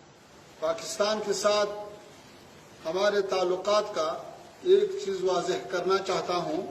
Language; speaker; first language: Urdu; non-native, fluent; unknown